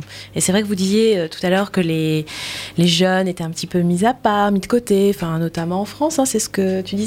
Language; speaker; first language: French; native; French